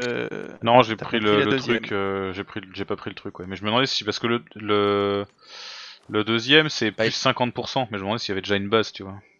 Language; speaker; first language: French; native; French